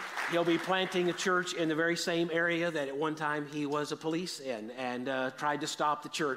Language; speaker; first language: English; native; English